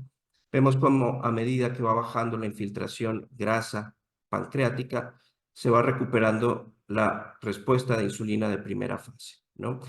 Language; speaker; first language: Spanish; native; Spanish